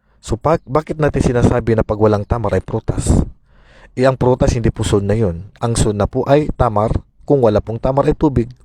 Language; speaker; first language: Filipino; non-native, local second language; Maranao